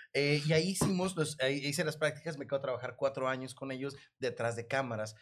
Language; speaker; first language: Spanish; native; Spanish